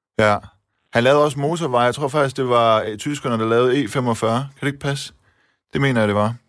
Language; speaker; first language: Danish; early bilingual, other home language; Persian